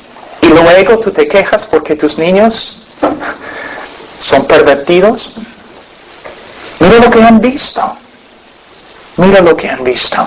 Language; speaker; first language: Spanish; non-native, fluent; English